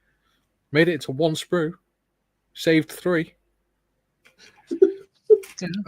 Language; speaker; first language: English; native; English